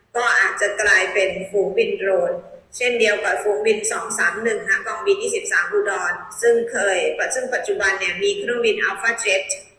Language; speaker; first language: Thai; native; Thai